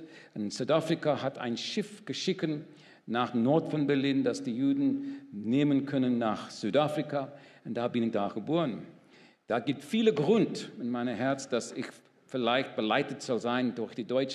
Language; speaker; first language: German; non-native, learner; English